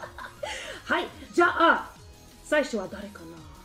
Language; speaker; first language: Japanese; non-native, learner; English